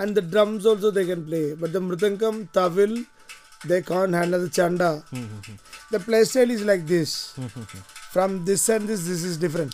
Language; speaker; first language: English; non-native, local second language; Malayalam